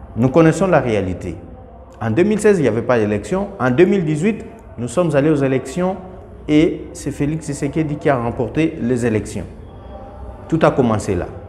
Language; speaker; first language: French; non-native, local second language; Lingala